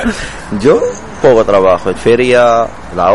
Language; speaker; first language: Spanish; non-native, learner; Arabic